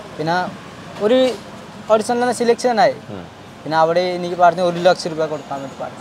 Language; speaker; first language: Malayalam; non-native, learner; Odia